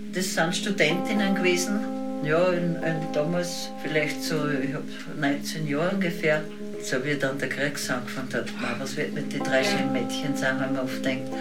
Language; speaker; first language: German; native; German